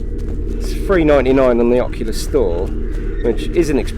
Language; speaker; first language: English; native; English